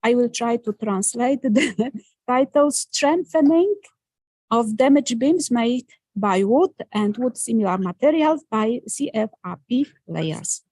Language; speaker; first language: English; non-native, fluent; Polish